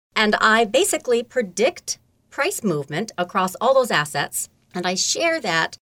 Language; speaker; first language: English; native; English